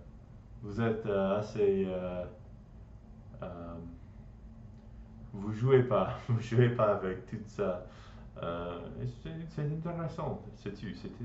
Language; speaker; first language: French; non-native, learner; English